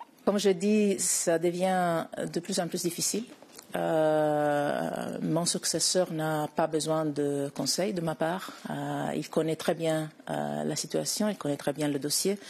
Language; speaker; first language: French; non-native, fluent; Italian